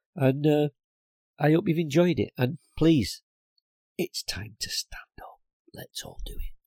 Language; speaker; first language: English; native; English